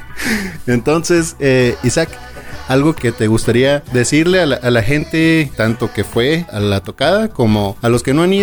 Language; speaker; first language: Spanish; native; Spanish